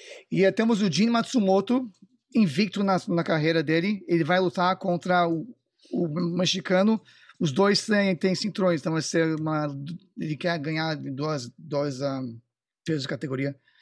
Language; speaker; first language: Portuguese; non-native, fluent; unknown